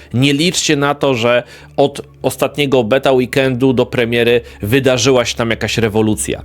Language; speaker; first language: Polish; native; Polish